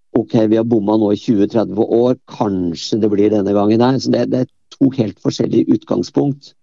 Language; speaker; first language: Norwegian; native; Norwegian